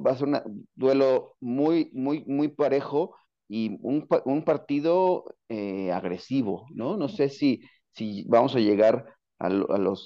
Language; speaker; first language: Spanish; native; Spanish